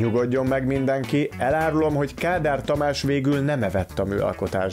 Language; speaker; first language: Hungarian; native; Hungarian